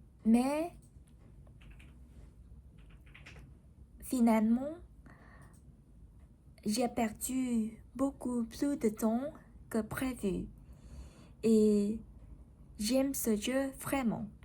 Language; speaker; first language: French; non-native, learner; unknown